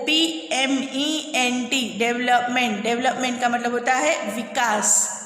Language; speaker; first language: Hindi; native; Hindi